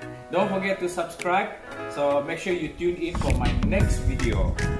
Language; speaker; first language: English; non-native, local second language; Malay